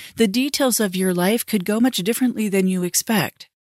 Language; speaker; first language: English; native; English